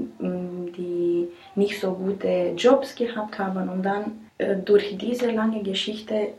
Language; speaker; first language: German; non-native, learner; Romanian